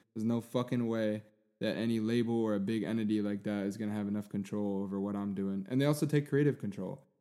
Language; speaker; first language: English; native; English